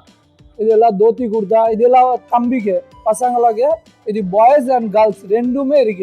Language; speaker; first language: Tamil; native; Tamil